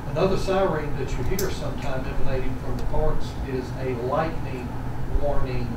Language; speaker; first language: English; native; English